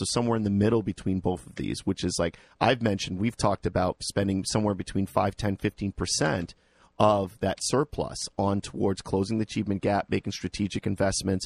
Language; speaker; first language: English; native; English